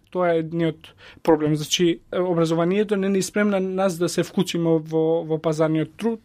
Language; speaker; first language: Macedonian; non-native, local second language; Albanian